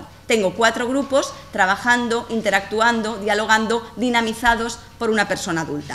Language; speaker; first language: Spanish; native; Spanish